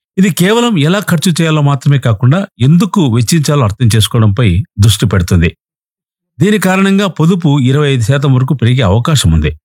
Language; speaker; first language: Telugu; native; Telugu